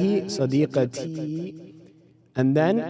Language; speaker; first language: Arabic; non-native, fluent; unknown